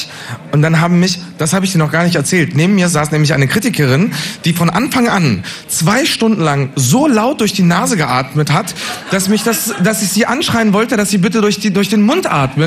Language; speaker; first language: German; native; German